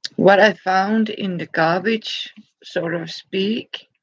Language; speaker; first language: English; non-native, fluent; Danish